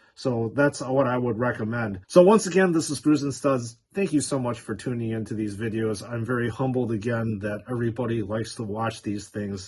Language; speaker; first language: English; native; English